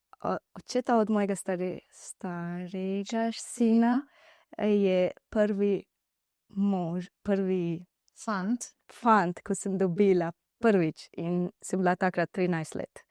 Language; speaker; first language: Slovenian; non-native, learner; Divehi